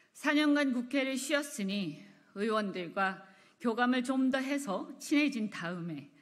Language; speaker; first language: Korean; native; Korean